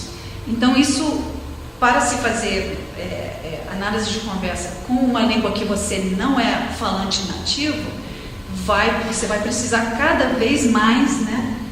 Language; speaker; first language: Portuguese; non-native, fluent; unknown